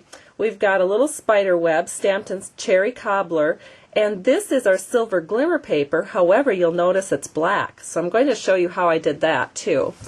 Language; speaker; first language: English; native; English